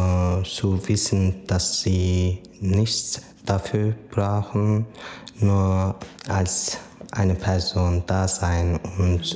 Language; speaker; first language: German; non-native, learner; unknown